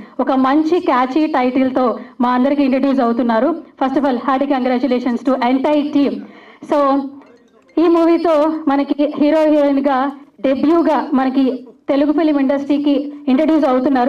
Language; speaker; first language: Telugu; native; Telugu